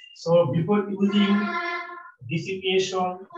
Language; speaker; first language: English; non-native, local second language; Bangla